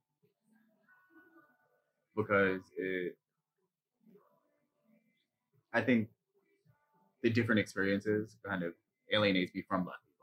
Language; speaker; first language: English; native; English